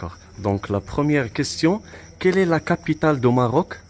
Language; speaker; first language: French; non-native, learner; Arabic